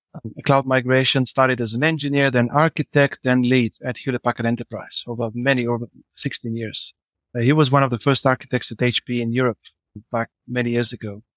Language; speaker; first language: English; non-native, fluent; Bulgarian